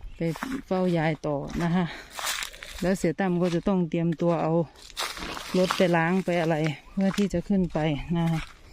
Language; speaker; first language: Thai; non-native, local second language; Lao